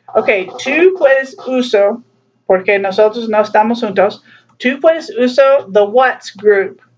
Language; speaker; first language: Spanish; non-native, learner; English